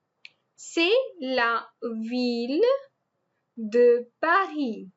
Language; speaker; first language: French; non-native, fluent; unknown